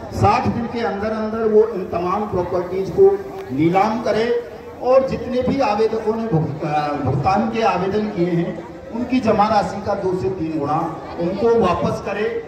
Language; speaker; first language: Hindi; native; Hindi